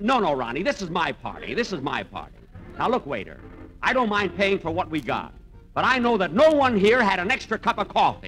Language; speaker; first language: English; native; English